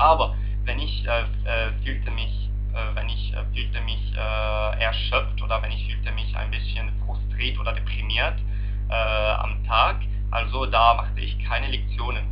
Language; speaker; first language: German; non-native, learner; Arabic